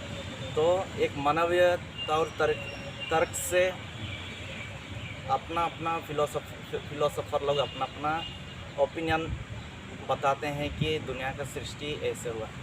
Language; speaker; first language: Hindi; non-native, local second language; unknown